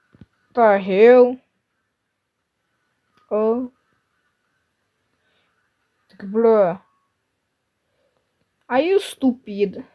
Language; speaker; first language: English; non-native, learner; Lithuanian